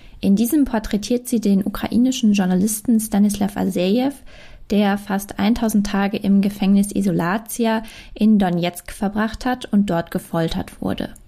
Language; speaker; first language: German; native; German